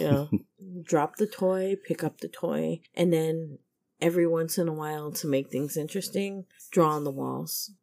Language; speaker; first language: English; native; English